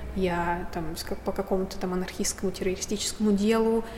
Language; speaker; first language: Russian; native; Russian